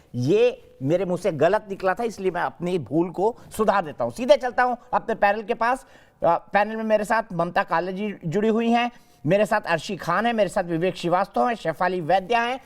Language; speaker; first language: Hindi; native; Hindi